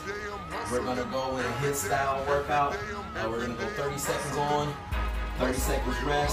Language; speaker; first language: English; native; English